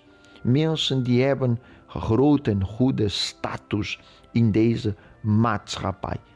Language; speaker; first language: Dutch; non-native, fluent; Portuguese